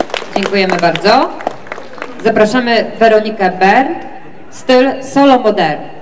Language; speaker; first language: Polish; native; Polish